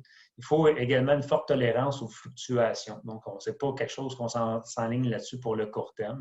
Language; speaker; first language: French; native; French